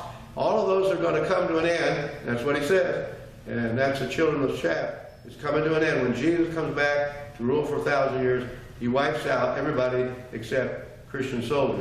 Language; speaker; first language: English; native; English